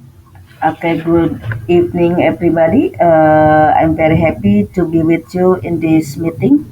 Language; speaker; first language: English; non-native, fluent; Indonesian